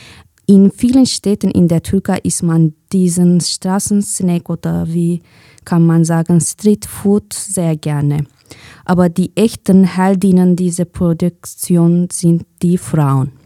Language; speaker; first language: German; non-native, fluent; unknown